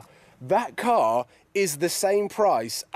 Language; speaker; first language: English; native; English